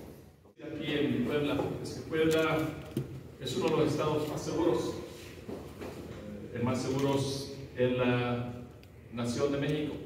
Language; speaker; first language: Spanish; early bilingual, heritage; English